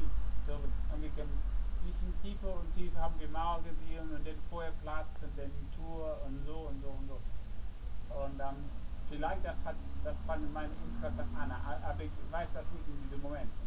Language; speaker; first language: German; non-native, learner; English